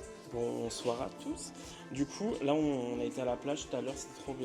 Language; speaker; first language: French; native; French